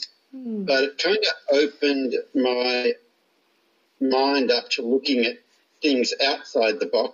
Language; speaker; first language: English; native; English